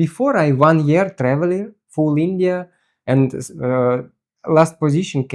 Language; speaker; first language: English; non-native, learner; Russian